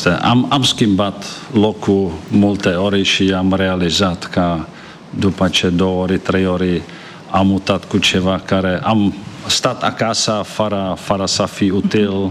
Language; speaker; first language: Romanian; non-native, fluent; Czech